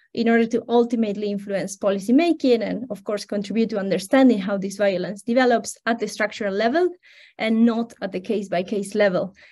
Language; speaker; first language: English; non-native, fluent; Spanish